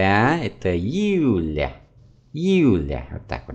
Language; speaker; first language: Russian; non-native, fluent; Vietnamese